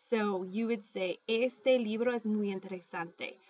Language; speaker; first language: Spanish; non-native, fluent; English